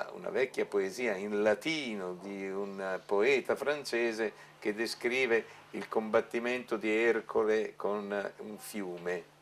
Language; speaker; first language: Italian; non-native, local second language; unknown